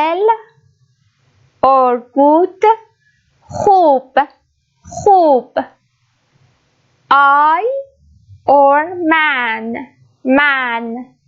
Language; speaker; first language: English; non-native, learner; Persian